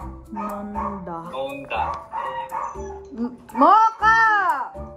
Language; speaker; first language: Japanese; non-native, learner; Filipino